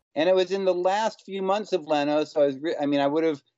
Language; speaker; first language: English; native; English